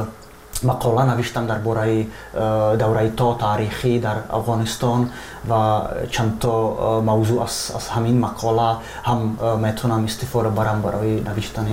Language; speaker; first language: Persian; non-native, fluent; Czech